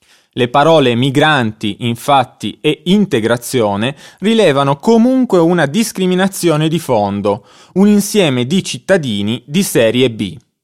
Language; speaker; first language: Italian; native; Italian